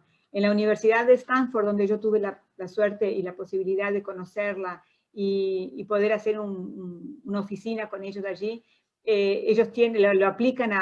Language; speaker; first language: Spanish; non-native, fluent; Portuguese